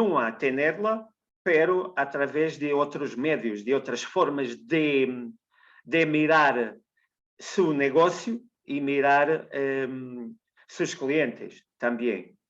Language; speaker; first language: Spanish; non-native, learner; Portuguese